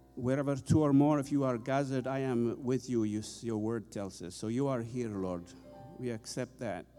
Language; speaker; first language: English; non-native, fluent; Amharic